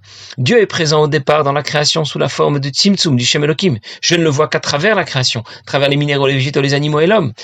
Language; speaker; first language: French; native; French